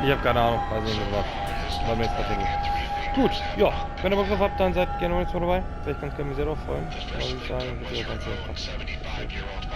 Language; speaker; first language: German; native; German